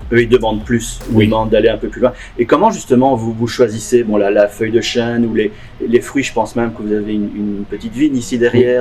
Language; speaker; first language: French; native; French